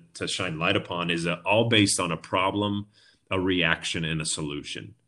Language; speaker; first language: English; native; English